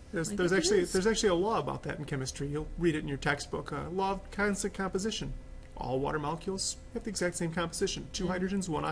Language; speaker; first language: English; native; English